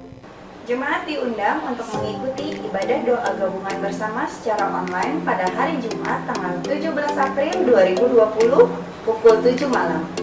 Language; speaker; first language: Indonesian; native; Indonesian